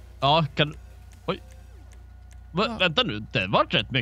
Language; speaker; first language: Swedish; native; Swedish